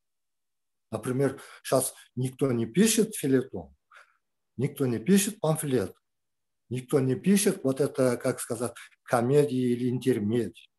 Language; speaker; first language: Russian; non-native, local second language; Kyrgyz